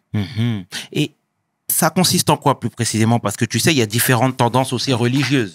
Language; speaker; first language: French; native; French